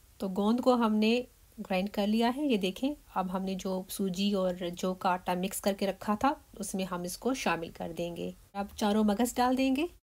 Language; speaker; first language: Urdu; native; Urdu